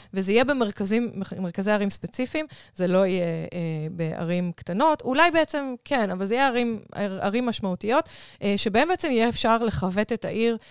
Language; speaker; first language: Hebrew; native; Hebrew